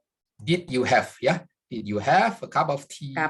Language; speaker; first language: English; non-native, fluent; Indonesian